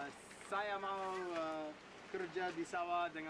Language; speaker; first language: Indonesian; non-native, learner; English